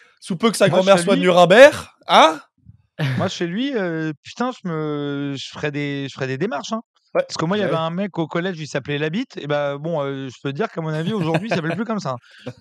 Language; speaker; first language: French; native; French